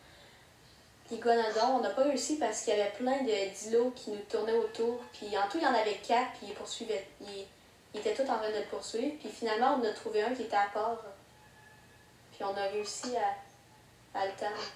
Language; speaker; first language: French; native; French